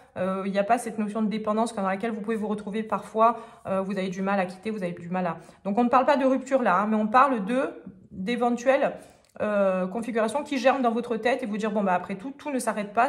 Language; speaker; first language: French; native; French